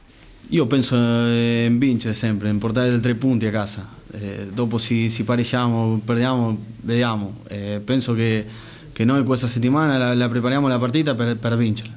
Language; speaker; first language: Italian; non-native, learner; Spanish